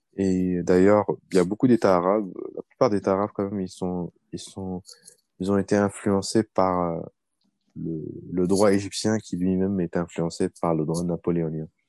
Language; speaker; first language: French; early bilingual, other home language; Arabic